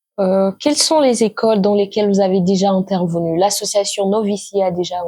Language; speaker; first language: French; native; French